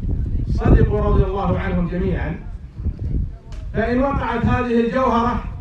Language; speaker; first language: Arabic; native; Arabic